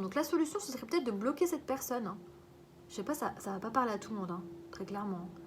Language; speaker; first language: French; native; French